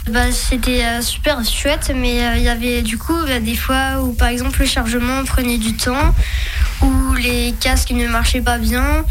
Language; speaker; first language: French; native; French